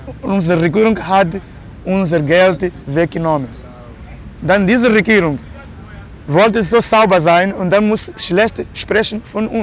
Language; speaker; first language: German; non-native, learner; Portuguese